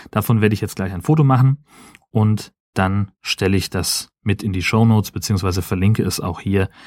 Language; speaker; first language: German; native; German